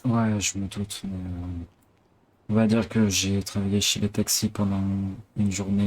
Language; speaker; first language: French; native; French